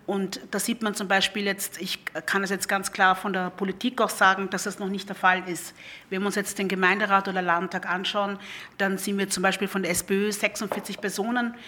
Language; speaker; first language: German; early bilingual, other home language; Lingala